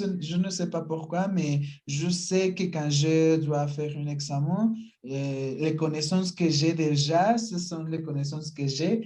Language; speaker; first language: French; non-native, learner; Spanish